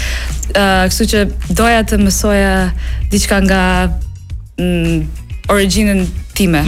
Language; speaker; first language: Albanian; non-native, learner; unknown